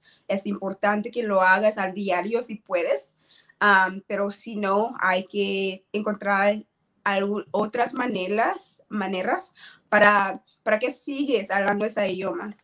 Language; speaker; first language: Spanish; non-native, learner; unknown